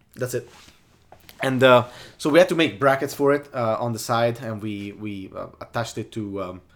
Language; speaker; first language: English; non-native, fluent; Italian